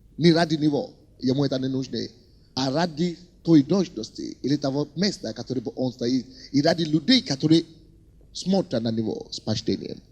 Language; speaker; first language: Russian; non-native, fluent; Yoruba